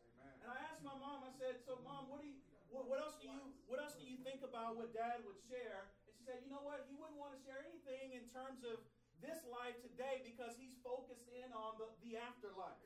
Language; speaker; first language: English; native; English